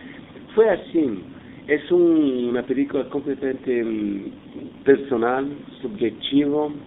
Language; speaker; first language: Spanish; non-native, fluent; English